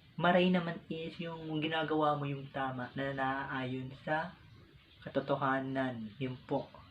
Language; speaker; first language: Filipino; non-native, local second language; Bikol